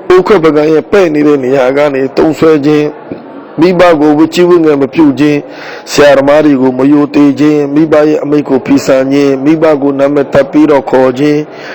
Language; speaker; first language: Burmese; native; Burmese